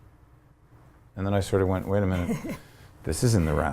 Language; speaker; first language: English; native; English